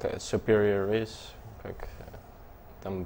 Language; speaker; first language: Russian; early bilingual, heritage; Russian